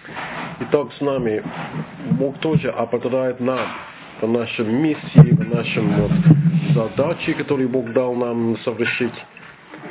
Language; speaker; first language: Russian; non-native, learner; English